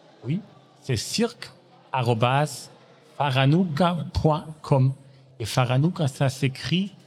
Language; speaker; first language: French; non-native, learner; German